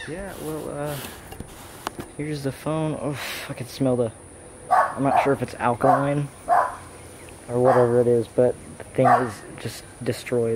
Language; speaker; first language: English; native; English